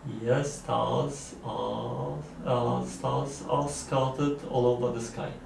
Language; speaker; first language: English; non-native, learner; Polish